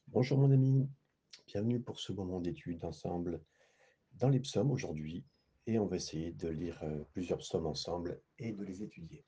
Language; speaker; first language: French; native; French